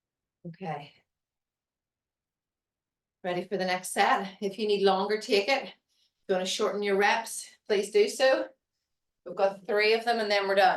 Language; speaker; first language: English; native; English